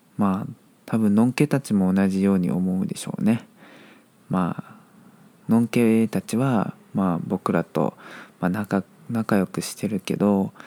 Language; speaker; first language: Japanese; non-native, fluent; Chinese